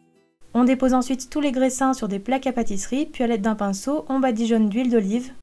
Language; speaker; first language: French; native; French